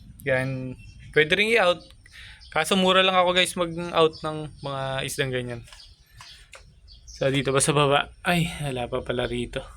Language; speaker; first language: Filipino; non-native, local second language; Cebuano